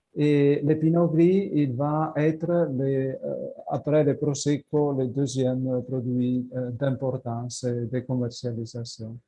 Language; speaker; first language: French; non-native, fluent; Italian